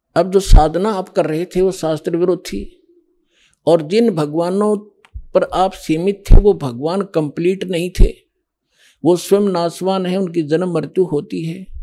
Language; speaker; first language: Hindi; native; Hindi